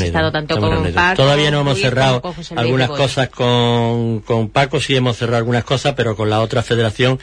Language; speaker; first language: Spanish; native; Spanish